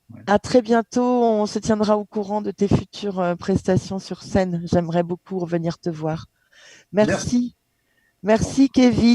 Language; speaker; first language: French; native; French